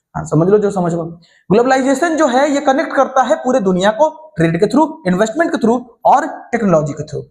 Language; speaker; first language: Hindi; native; Hindi